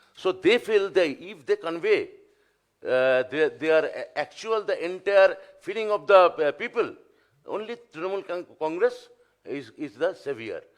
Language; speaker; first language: English; non-native, local second language; Bangla